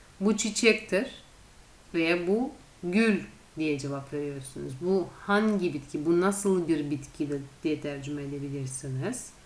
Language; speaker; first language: Turkish; non-native, fluent; Russian